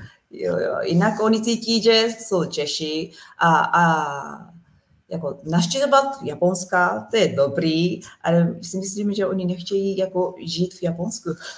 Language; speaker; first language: Czech; non-native, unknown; Japanese